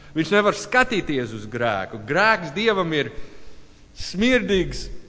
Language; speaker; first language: Latvian; non-native, learner; English